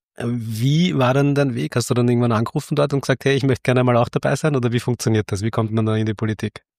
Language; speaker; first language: German; early bilingual, other home language; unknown